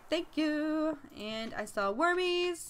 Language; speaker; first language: English; native; English